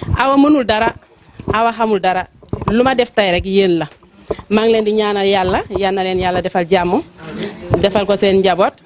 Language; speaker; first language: Wolof; non-native, local second language; Fula